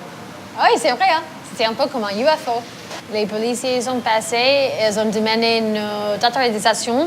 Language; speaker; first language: French; non-native, fluent; English